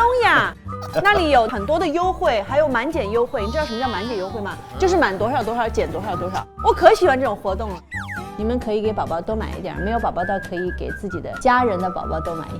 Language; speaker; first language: Chinese; native; Chinese